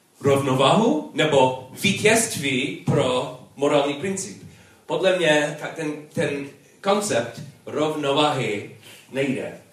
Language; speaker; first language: Czech; non-native, learner; English